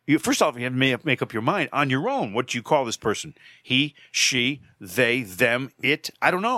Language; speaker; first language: English; native; English